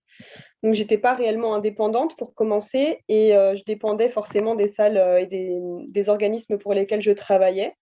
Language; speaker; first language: French; native; French